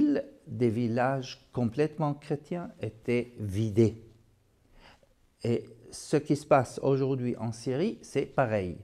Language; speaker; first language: French; non-native, local second language; Arabic